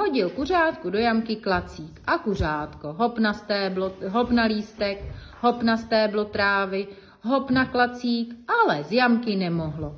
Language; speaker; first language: Czech; native; Czech